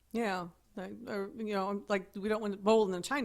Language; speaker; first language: English; native; English